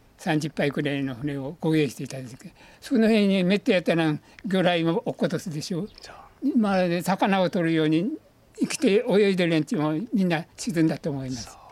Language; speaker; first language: Japanese; native; Japanese